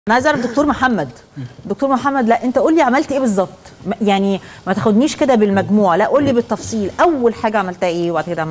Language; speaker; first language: Arabic; native; Arabic